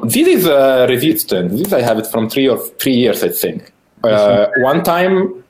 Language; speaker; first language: English; non-native, fluent; Italian